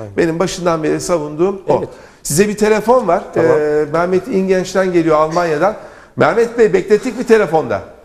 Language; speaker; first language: Turkish; native; Turkish